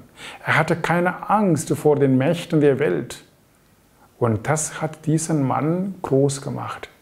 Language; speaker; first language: German; non-native, fluent; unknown